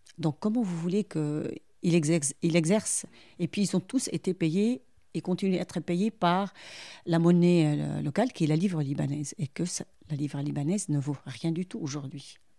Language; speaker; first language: French; non-native, local second language; Arabic